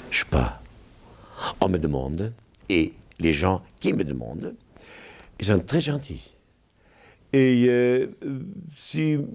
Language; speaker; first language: French; non-native, fluent; German